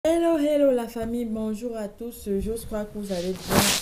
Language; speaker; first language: French; native; French